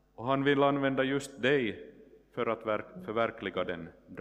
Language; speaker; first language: Swedish; non-native, local second language; Finnish